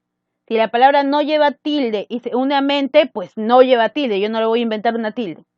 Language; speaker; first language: Spanish; native; Spanish